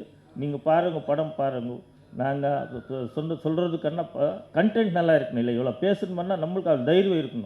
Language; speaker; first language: Tamil; non-native, learner; Kannada